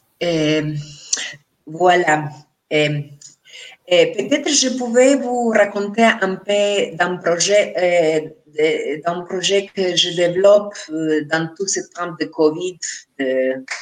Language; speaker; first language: French; non-native, learner; Spanish